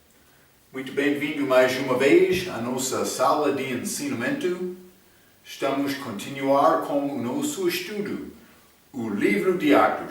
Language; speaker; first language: Portuguese; non-native, fluent; English